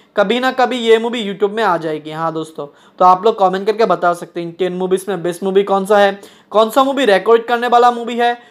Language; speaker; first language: Hindi; non-native, local second language; Bangla